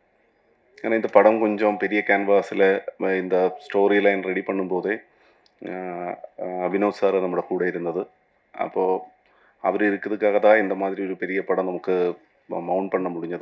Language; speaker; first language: Tamil; non-native, learner; Malayalam